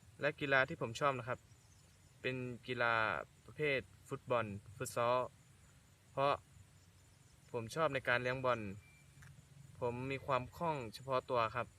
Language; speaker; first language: Thai; native; Thai